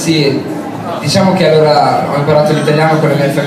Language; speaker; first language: Italian; early bilingual, heritage; English